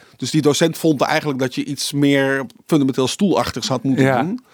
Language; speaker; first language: Dutch; native; Dutch